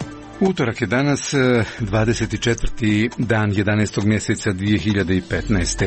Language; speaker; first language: Croatian; native; Croatian